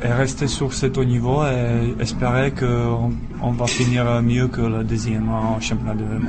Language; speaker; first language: French; non-native, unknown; Czech